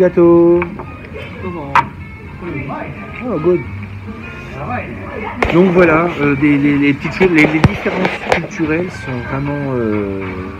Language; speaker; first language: French; native; French